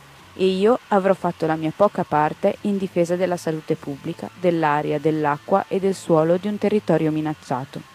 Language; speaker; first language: Italian; native; Italian